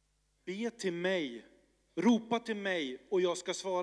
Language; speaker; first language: Swedish; early bilingual, other home language; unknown